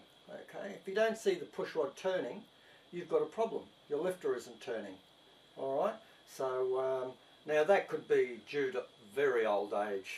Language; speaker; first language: English; native; English